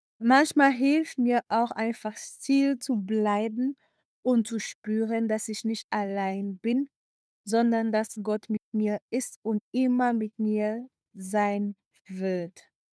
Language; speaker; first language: German; non-native, fluent; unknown